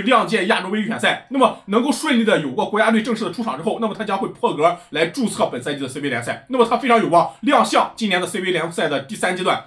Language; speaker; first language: Chinese; native; Chinese